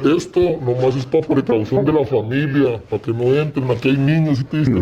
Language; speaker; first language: Spanish; native; Spanish